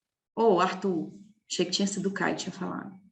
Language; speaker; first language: Portuguese; native; Portuguese